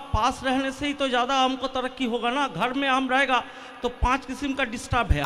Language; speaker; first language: Hindi; non-native, local second language; Bangla